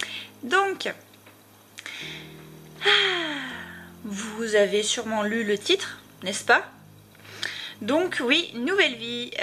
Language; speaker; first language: French; native; French